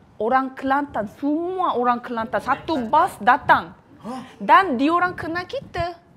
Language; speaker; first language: Malay; non-native, learner; Korean